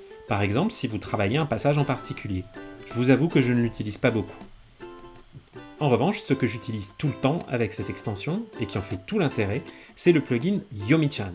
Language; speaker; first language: French; native; French